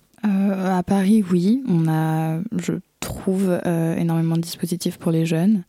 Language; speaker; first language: French; native; French